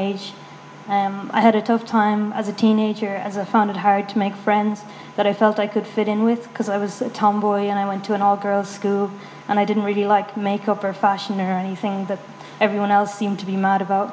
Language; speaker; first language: English; native; English